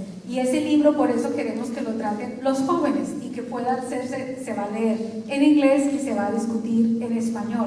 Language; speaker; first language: Spanish; native; Spanish